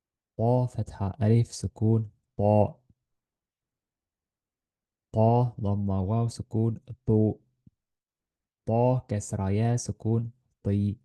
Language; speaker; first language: Arabic; non-native, fluent; Estonian